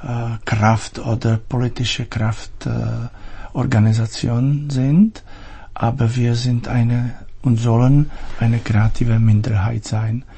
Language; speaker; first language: German; non-native, fluent; Czech